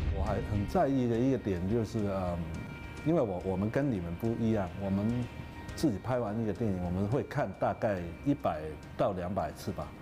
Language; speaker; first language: Chinese; non-native, local second language; Cantonese